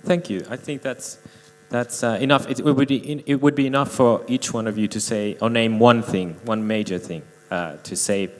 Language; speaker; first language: English; non-native, fluent; Finnish